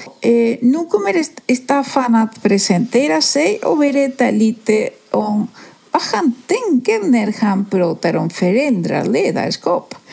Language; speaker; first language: Swedish; non-native, fluent; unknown